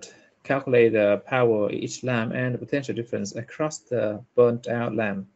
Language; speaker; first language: English; non-native, fluent; Vietnamese